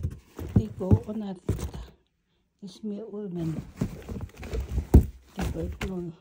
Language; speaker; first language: Danish; non-native, learner; Filipino